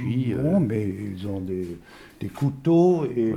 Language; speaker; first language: French; non-native, fluent; German